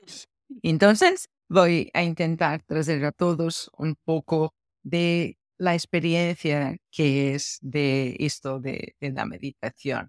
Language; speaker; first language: Spanish; non-native, fluent; Portuguese